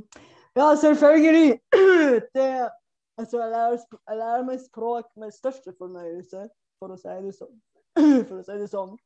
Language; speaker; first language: Norwegian; non-native, fluent; Bulgarian